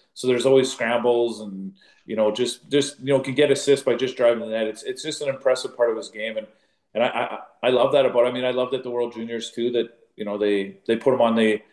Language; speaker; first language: English; native; English